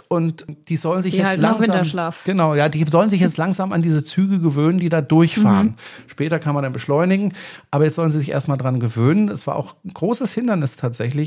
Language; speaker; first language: German; native; German